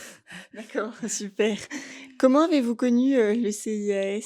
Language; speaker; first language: French; native; French